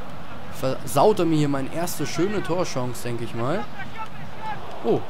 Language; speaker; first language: German; native; German